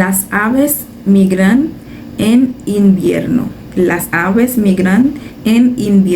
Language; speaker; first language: Spanish; non-native, fluent; Haitian Creole